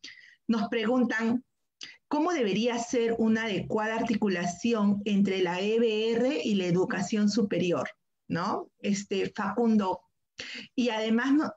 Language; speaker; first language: Spanish; native; Spanish